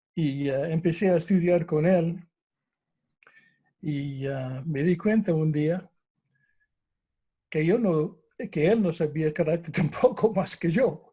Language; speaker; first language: Spanish; non-native, fluent; English